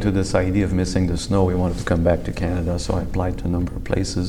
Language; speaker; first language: English; native; English